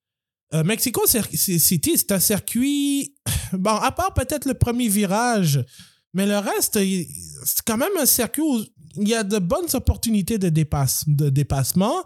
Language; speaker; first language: French; native; French